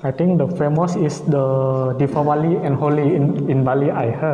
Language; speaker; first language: English; non-native, learner; Indonesian